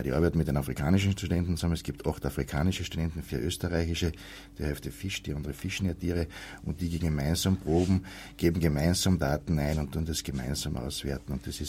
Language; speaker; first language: German; native; German